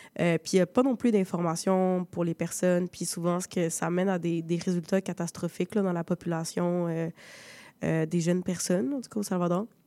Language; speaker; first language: French; early bilingual, other home language; Spanish